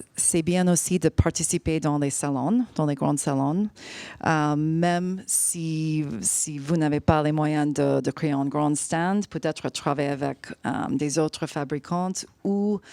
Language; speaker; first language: French; non-native, fluent; English